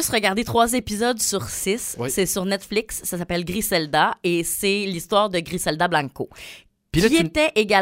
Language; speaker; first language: French; native; French